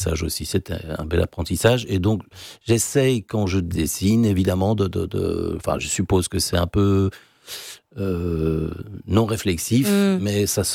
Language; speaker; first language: French; native; French